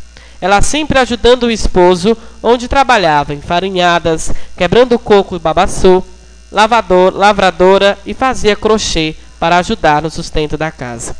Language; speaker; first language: Portuguese; native; Portuguese